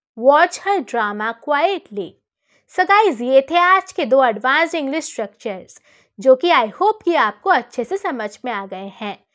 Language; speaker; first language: Hindi; native; Hindi